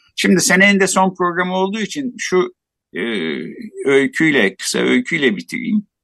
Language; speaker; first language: Turkish; native; Turkish